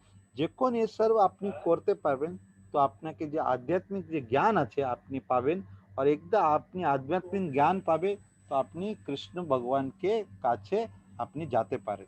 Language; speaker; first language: Bangla; non-native, learner; Hindi